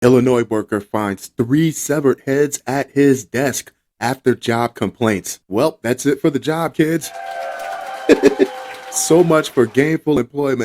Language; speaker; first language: English; native; English